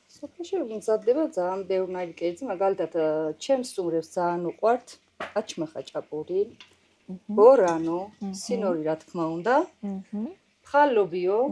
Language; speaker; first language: Georgian; native; Georgian